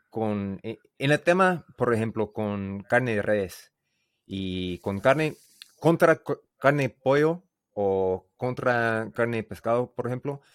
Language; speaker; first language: Spanish; non-native, learner; English